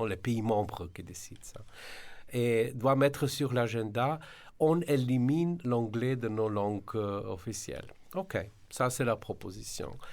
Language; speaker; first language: French; non-native, fluent; Slovenian